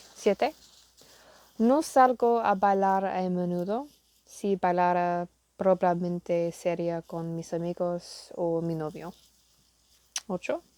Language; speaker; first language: Spanish; non-native, learner; English